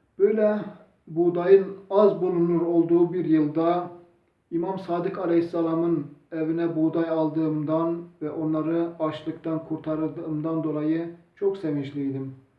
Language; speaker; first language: Turkish; non-native, local second language; Zaza